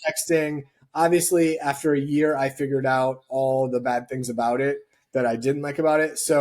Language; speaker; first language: English; native; English